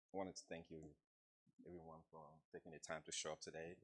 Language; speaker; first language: English; non-native, fluent; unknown